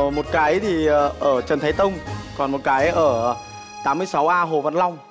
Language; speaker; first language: Vietnamese; non-native, local second language; Muong